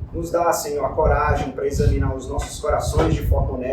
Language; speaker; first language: Portuguese; native; Portuguese